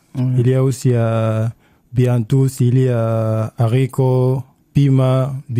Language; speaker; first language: French; non-native, learner; Arabic